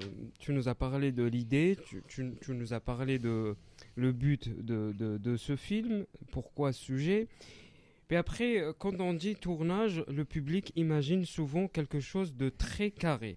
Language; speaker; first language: French; native; French